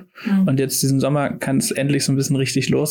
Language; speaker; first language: German; native; German